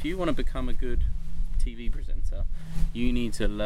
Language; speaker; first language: English; native; English